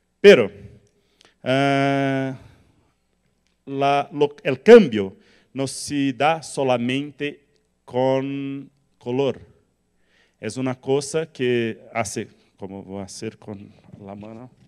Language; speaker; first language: Spanish; non-native, learner; Portuguese